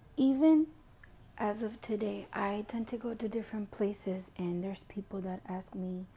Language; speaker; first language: English; early bilingual, other home language; Spanish